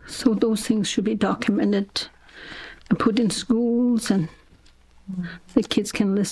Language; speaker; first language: English; non-native, fluent; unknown